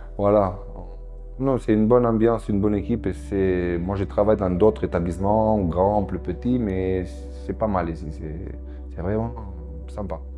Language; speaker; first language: French; non-native, fluent; Romanian